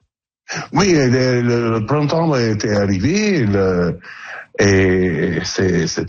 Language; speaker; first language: French; non-native, learner; Italian